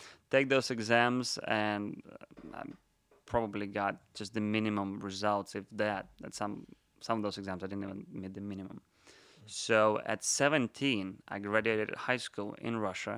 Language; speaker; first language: English; non-native, fluent; Russian